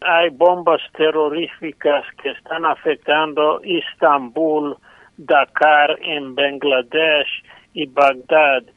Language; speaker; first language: Spanish; non-native, fluent; English